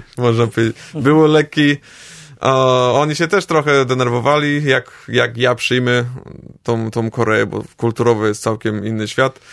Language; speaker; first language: Polish; native; Polish